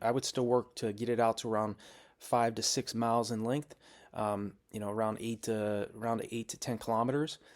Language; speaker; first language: English; native; English